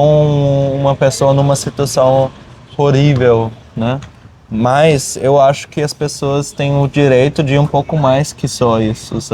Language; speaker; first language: Portuguese; non-native, fluent; German